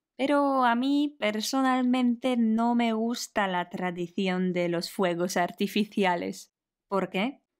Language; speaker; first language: Spanish; non-native, fluent; Polish